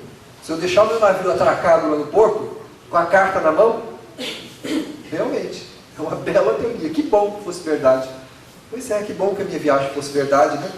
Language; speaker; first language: Portuguese; native; Portuguese